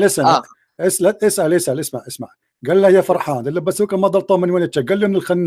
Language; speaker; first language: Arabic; native; Arabic